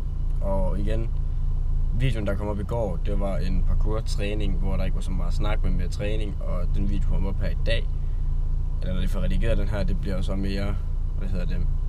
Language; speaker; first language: Danish; native; Danish